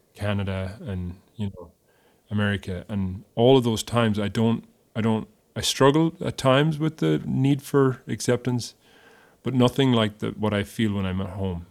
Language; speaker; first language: English; native; English